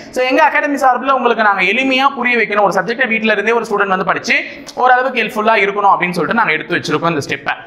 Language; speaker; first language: Tamil; native; Tamil